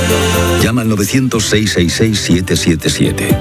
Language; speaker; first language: Spanish; native; Spanish